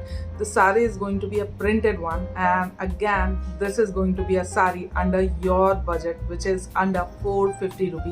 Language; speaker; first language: English; non-native, local second language; Hindi